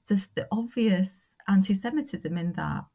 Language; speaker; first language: English; native; English